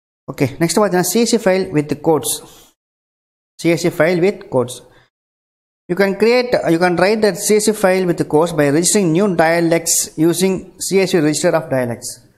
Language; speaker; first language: English; non-native, local second language; Tamil